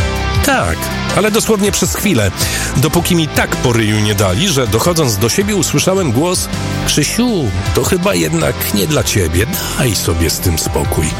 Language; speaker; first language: Polish; native; Polish